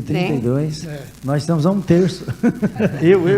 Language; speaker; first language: Portuguese; native; Portuguese